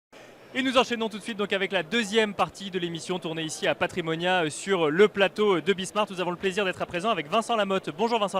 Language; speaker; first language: French; native; French